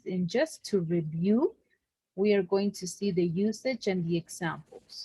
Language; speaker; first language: English; non-native, fluent; Spanish